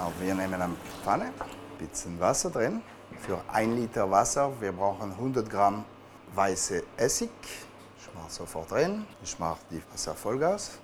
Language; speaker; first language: German; non-native, learner; French